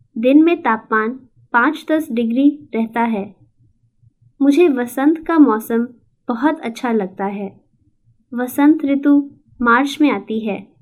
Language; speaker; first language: Hindi; native; Hindi